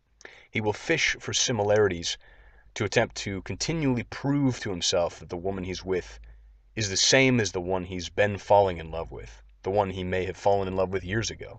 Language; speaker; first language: English; native; English